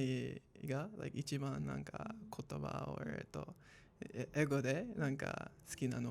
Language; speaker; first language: Japanese; non-native, learner; English